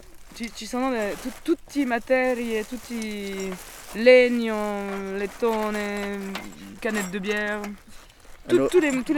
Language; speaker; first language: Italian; non-native, fluent; French